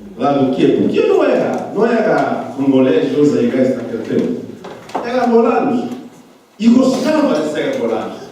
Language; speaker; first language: Portuguese; non-native, fluent; Lingala